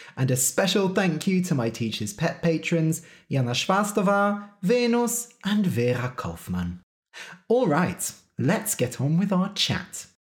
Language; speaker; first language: English; native; English